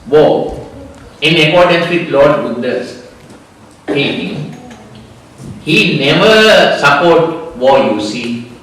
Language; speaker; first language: English; non-native, local second language; Sinhala